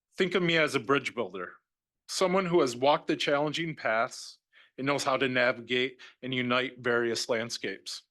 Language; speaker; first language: English; native; English